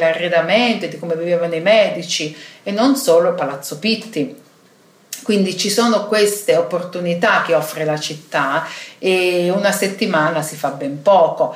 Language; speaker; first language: Italian; native; Italian